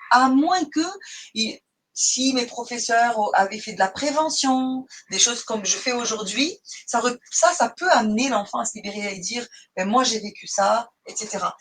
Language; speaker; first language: French; non-native, fluent; Portuguese